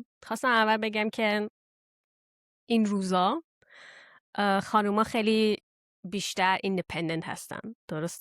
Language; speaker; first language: Persian; early bilingual, heritage; Persian